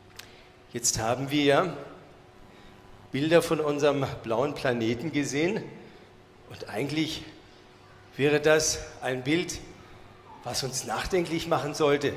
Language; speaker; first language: German; native; German